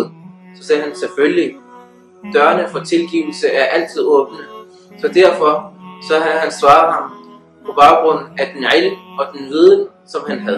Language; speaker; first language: Danish; early bilingual, other home language; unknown